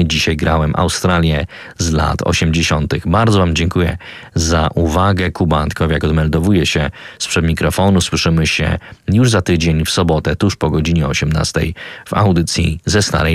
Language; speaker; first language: Polish; native; Polish